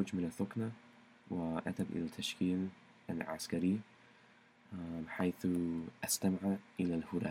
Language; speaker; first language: Arabic; non-native, learner; English